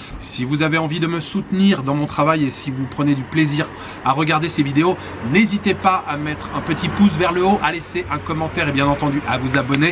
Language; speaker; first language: French; native; French